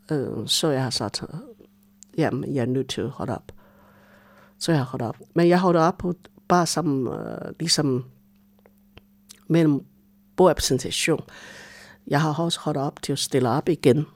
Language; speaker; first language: Danish; non-native, fluent; Chinese